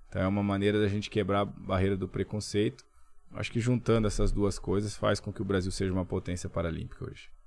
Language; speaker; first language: Portuguese; native; Portuguese